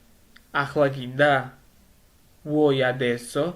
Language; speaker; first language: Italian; non-native, learner; Georgian